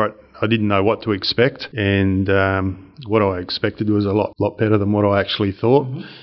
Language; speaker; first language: English; native; English